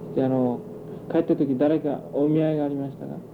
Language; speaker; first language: Japanese; early bilingual, heritage; Japanese